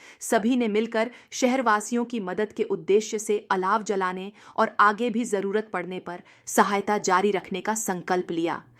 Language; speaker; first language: Hindi; native; Hindi